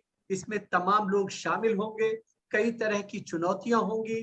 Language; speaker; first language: Hindi; native; Hindi